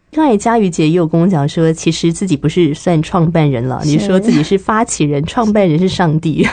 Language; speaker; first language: Chinese; native; Chinese